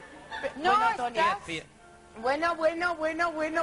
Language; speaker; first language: Spanish; native; Spanish